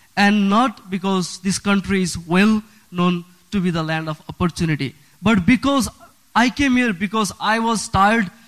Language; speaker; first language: English; non-native, fluent; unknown